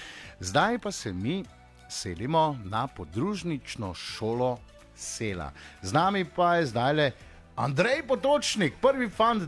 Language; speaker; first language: Slovenian; native; Slovenian